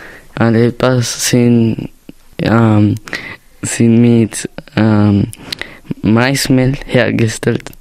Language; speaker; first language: German; non-native, learner; Spanish